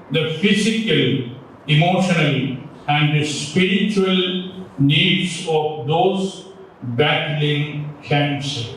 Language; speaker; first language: English; non-native, local second language; Malayalam